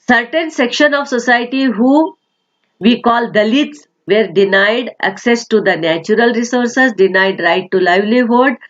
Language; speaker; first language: English; non-native, local second language; Kannada